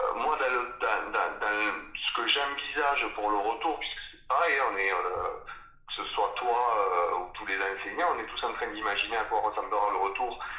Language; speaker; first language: French; native; French